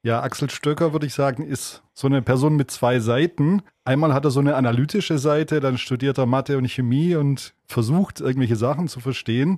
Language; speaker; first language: German; native; German